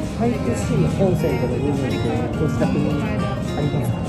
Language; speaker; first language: Japanese; native; Japanese